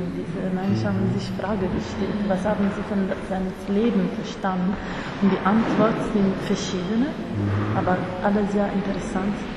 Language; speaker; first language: German; non-native, fluent; Italian